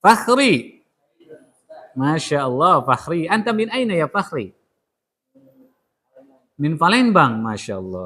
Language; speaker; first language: Arabic; non-native, fluent; Indonesian